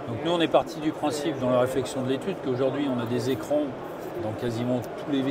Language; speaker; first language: French; native; French